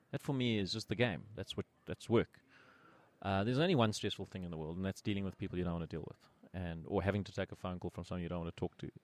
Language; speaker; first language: English; native; English